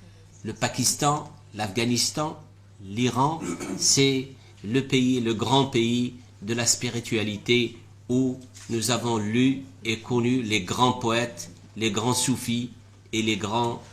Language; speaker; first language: French; non-native, local second language; Arabic